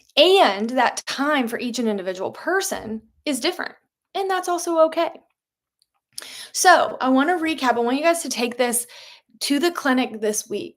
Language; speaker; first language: English; native; English